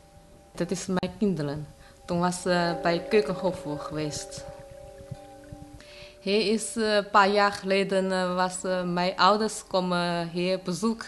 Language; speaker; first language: Dutch; non-native, learner; Chinese